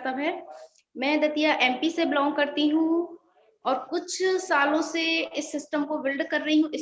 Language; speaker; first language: Hindi; native; Hindi